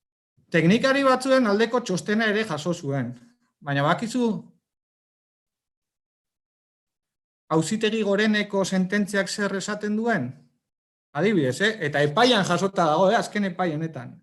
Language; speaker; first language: Basque; native; Basque